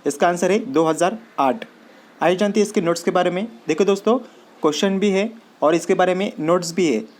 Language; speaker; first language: Hindi; non-native, local second language; Marathi